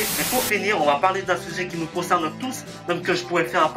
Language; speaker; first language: French; native; French